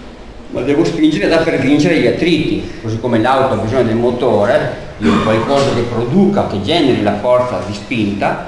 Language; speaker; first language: Italian; native; Italian